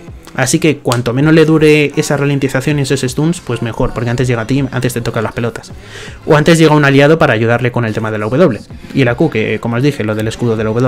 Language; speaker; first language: Spanish; native; Spanish